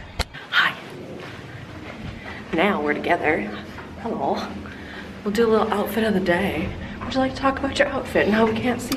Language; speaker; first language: English; native; English